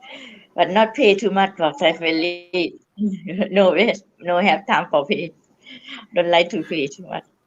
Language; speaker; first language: English; non-native, learner; Thai